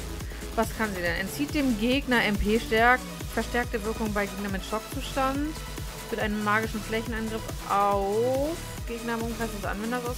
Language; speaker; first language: German; native; German